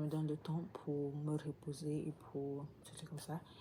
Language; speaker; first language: French; non-native, learner; English